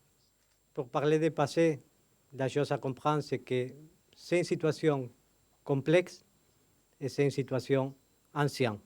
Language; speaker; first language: French; non-native, fluent; Spanish